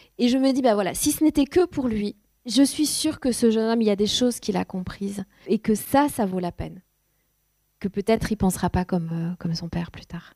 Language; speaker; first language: French; non-native, fluent; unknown